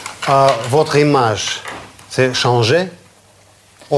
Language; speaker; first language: French; non-native, fluent; Russian